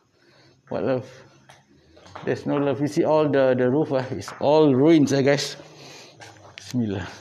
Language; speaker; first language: English; non-native, local second language; Malay